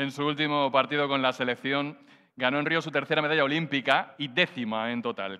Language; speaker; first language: Spanish; native; Spanish